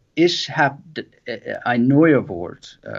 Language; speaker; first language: German; non-native, learner; English